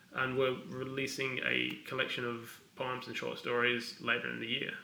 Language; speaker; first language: English; native; English